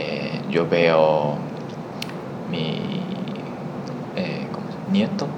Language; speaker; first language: Spanish; non-native, learner; Chinese